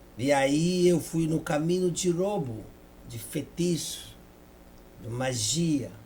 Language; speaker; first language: Portuguese; non-native, fluent; Lingala